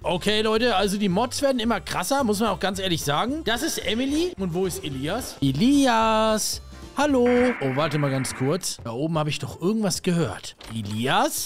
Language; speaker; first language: German; native; German